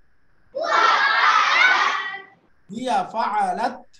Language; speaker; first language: Arabic; non-native, fluent; Bangla